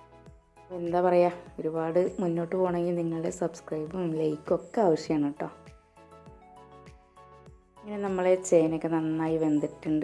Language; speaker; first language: Malayalam; native; Malayalam